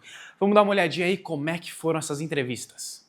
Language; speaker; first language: Portuguese; native; Portuguese